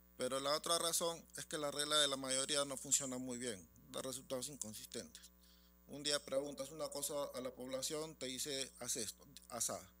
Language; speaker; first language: Spanish; native; Spanish